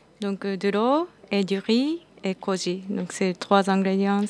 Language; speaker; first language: French; non-native, fluent; Japanese